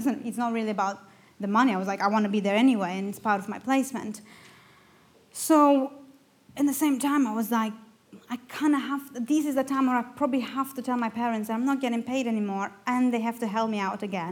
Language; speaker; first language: English; non-native, fluent; Romanian